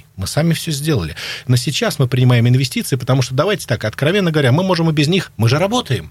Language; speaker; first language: Russian; native; Russian